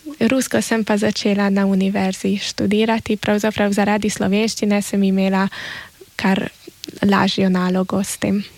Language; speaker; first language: Slovenian; early bilingual, heritage; Slovenian